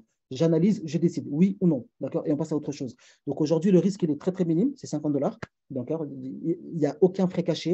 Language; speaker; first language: French; native; French